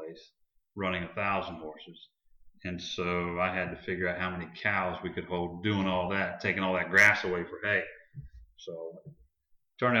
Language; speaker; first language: English; native; English